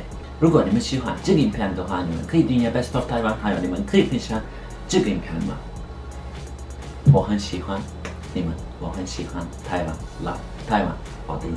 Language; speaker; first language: Chinese; non-native, learner; Turkish